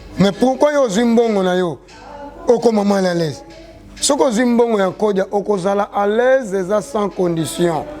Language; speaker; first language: Lingala; non-native, local second language; Kongo